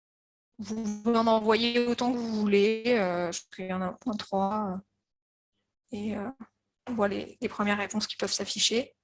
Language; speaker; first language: French; native; French